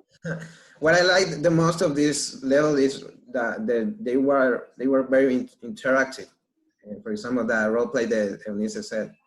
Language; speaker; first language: English; non-native, learner; Spanish